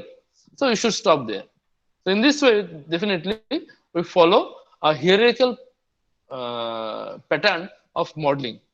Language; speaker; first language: English; non-native, local second language; Bangla